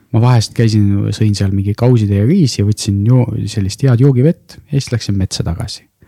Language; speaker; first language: Estonian; non-native, local second language; Russian